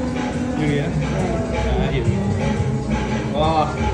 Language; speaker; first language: Korean; non-native, learner; Filipino